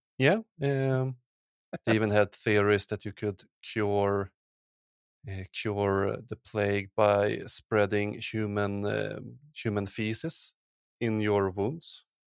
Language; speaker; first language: English; non-native, fluent; Swedish